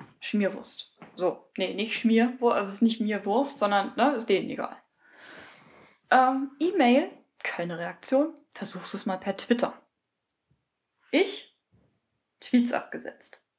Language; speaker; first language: German; native; German